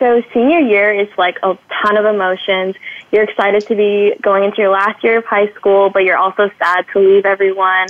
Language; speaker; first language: English; native; English